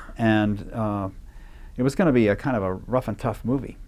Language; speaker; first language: English; native; English